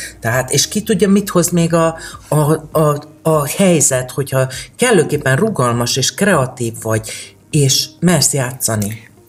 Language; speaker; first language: Hungarian; native; Hungarian